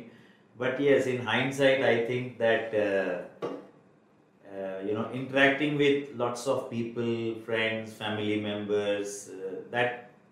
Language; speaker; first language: English; non-native, local second language; Marwari